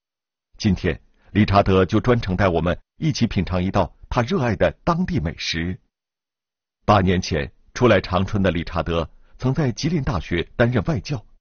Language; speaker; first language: Chinese; native; Chinese